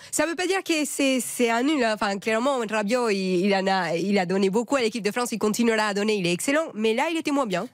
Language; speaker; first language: French; non-native, fluent; Spanish